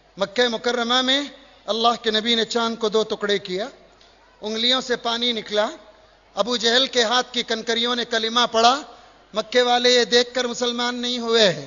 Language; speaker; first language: Urdu; native; Urdu